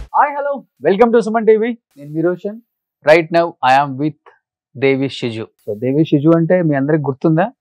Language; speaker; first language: Telugu; native; Telugu